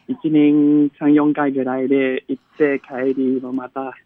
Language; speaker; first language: Japanese; non-native, fluent; Vietnamese